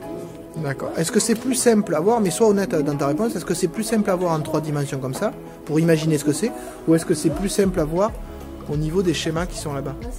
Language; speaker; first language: French; native; French